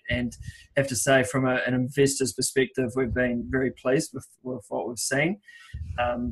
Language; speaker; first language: English; native; English